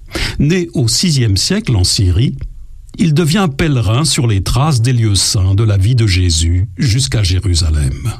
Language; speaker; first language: French; native; French